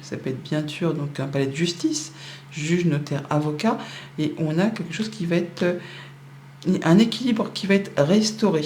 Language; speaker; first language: French; native; French